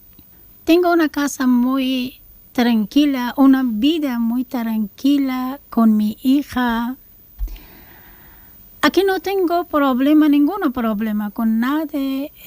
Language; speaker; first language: Spanish; non-native, learner; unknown